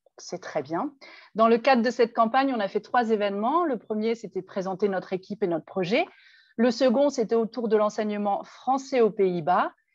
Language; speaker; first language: French; native; French